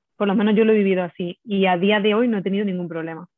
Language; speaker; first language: Spanish; native; Spanish